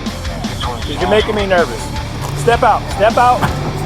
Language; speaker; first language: English; native; English